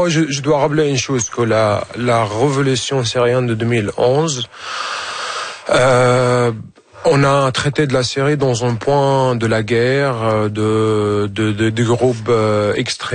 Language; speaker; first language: French; non-native, fluent; Arabic